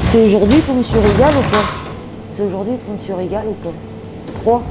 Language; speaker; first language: French; native; French